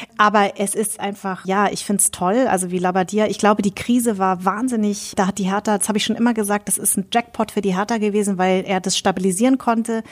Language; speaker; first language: German; early bilingual, other home language; Vietnamese